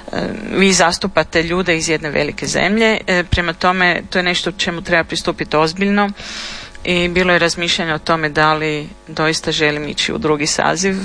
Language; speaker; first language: Serbian; native; Serbian